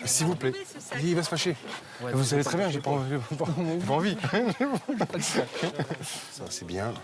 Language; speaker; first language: French; native; French